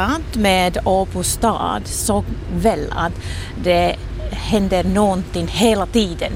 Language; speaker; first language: Swedish; non-native, local second language; Finnish